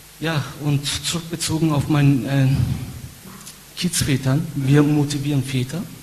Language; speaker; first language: German; non-native, fluent; Turkish